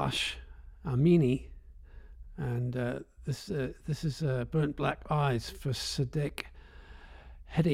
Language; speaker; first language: English; native; English